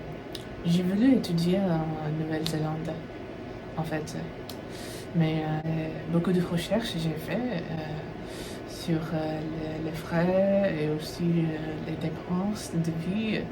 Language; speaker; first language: French; non-native, fluent; Tamil